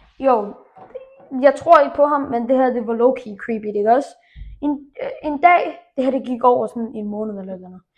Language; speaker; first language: Danish; early bilingual, other home language; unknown